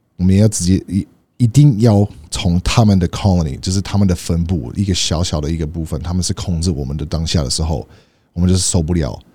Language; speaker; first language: Chinese; early bilingual, heritage; Chinese